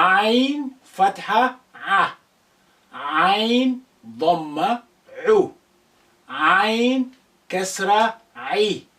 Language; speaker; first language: Arabic; non-native, fluent; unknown